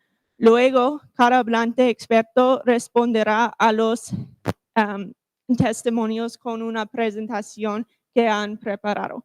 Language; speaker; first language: Spanish; non-native, fluent; English